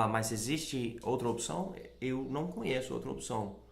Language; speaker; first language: Portuguese; non-native, fluent; English